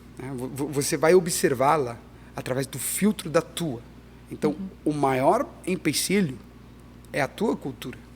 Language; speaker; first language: Portuguese; early bilingual, heritage; Portuguese